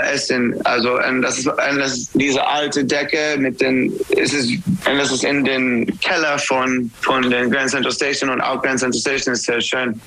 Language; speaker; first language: German; non-native, learner; English